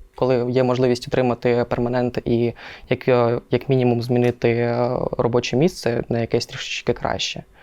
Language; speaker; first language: Ukrainian; non-native, local second language; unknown